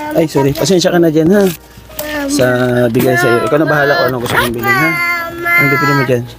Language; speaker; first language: Filipino; non-native, local second language; Cebuano